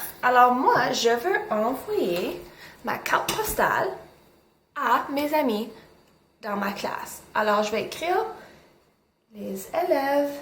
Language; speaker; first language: French; non-native, local second language; English